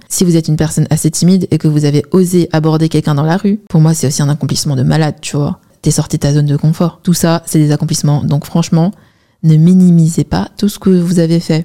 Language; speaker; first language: French; early bilingual, other home language; Chinese